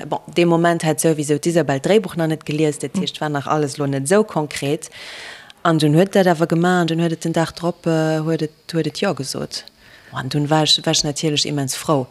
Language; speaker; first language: Luxembourgish; native; Luxembourgish